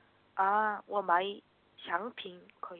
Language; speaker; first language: Chinese; non-native, learner; Korean